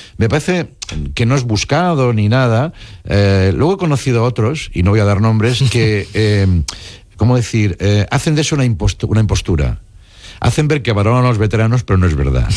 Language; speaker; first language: Spanish; non-native, local second language; Catalan